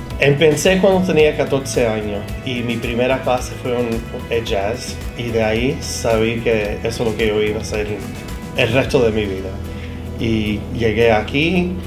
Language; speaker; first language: Spanish; early bilingual, heritage; Spanish